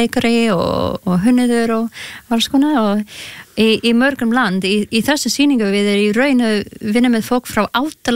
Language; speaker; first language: Icelandic; non-native, learner; English